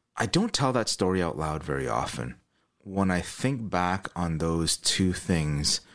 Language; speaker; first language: English; native; English